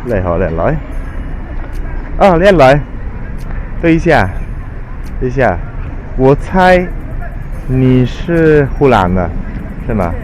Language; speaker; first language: Chinese; non-native, learner; Italian